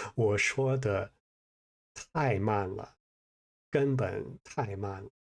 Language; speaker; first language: Chinese; non-native, fluent; English